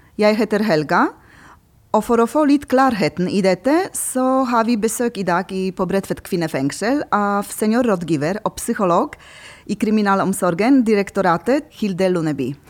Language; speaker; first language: Norwegian; non-native, fluent; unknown